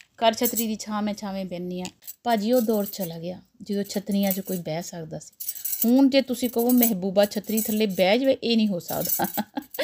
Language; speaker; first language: Urdu; non-native, local second language; Punjabi